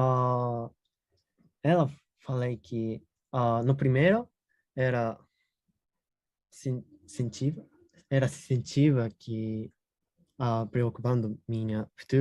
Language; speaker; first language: Portuguese; non-native, learner; Japanese